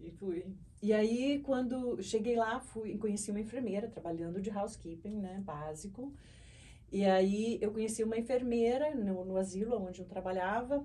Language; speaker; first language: Portuguese; native; Portuguese